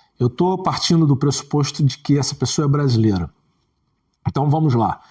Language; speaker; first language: Portuguese; native; Portuguese